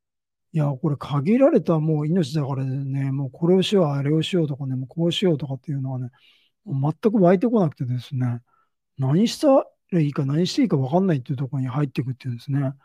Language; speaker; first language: Japanese; native; Japanese